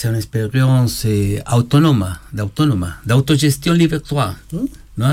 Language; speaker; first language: French; non-native, learner; Spanish